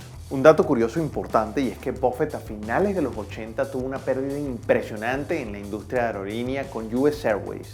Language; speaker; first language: Spanish; native; Spanish